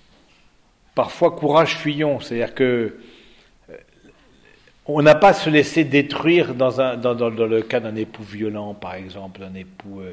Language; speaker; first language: French; native; French